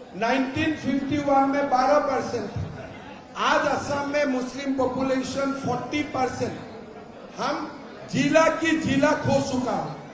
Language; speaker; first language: Hindi; non-native, local second language; Assamese